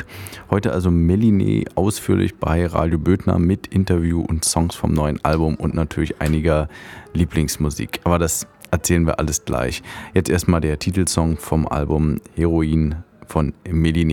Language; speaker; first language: German; native; German